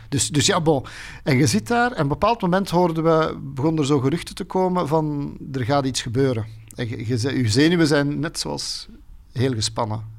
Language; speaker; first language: Dutch; native; Dutch